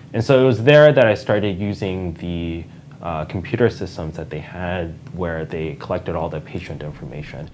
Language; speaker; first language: English; native; English